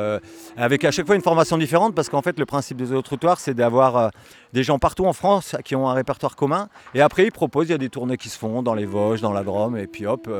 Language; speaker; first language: French; native; French